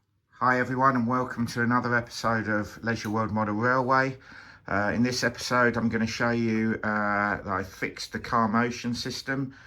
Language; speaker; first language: English; native; English